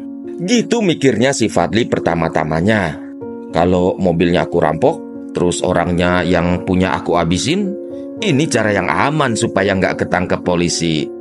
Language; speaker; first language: Indonesian; native; Indonesian